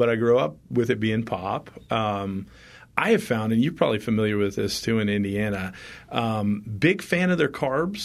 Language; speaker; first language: English; native; English